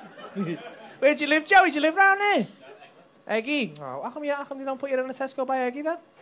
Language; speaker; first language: English; native; English